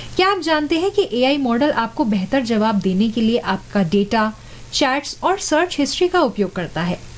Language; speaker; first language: Hindi; native; Hindi